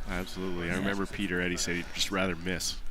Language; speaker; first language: English; native; English